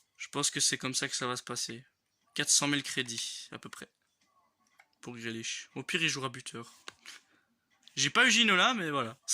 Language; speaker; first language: French; native; French